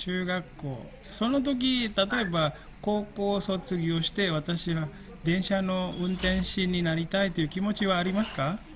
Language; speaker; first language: Japanese; non-native, fluent; Indonesian